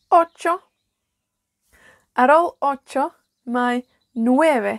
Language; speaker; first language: Welsh; native; Welsh